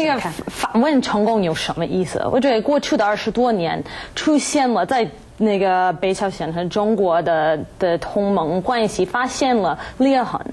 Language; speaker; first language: Chinese; non-native, fluent; English